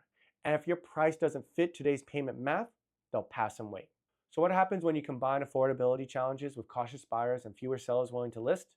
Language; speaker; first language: English; native; English